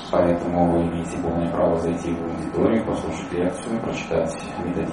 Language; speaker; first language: Russian; native; Russian